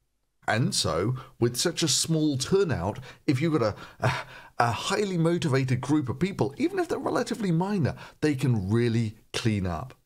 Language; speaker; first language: English; native; English